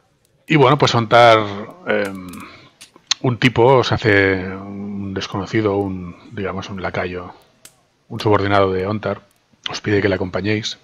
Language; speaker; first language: Spanish; native; Spanish